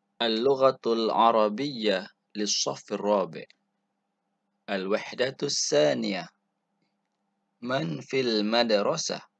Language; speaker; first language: Arabic; non-native, fluent; Malay